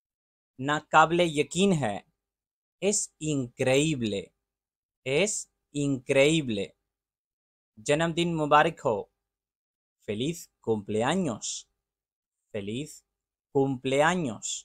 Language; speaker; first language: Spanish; non-native, learner; Urdu